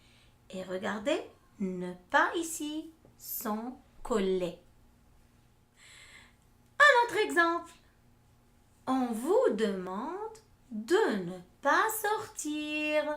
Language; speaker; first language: French; non-native, fluent; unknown